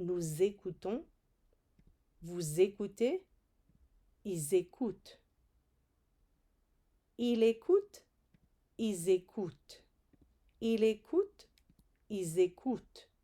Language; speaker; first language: French; non-native, fluent; English